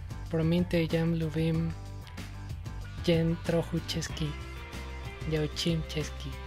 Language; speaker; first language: Czech; non-native, learner; Spanish